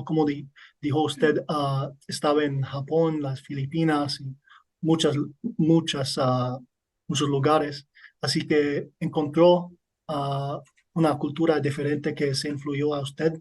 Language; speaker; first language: Spanish; non-native, learner; English